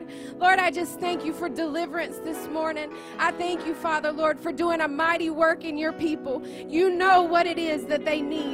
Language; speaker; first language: English; native; English